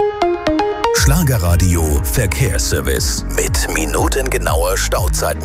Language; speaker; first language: German; native; German